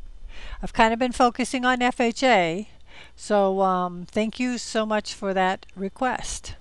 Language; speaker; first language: English; native; English